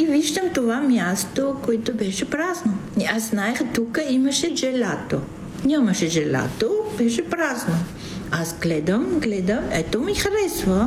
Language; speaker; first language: Bulgarian; non-native, fluent; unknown